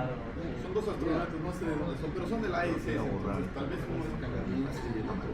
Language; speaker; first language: Spanish; native; Spanish